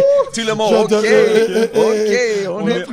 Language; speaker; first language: French; non-native, learner; English